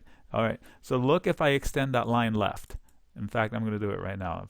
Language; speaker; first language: English; native; English